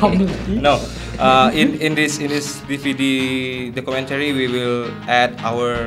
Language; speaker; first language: English; non-native, learner; Indonesian